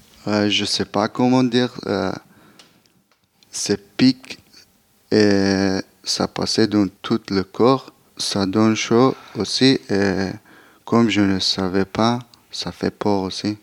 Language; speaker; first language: French; non-native, learner; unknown